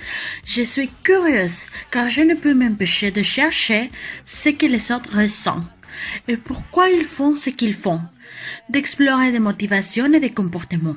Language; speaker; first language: French; non-native, fluent; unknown